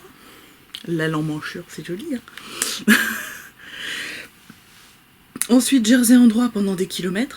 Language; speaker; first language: French; native; French